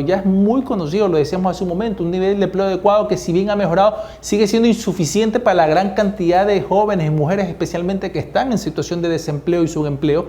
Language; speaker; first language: Spanish; native; Spanish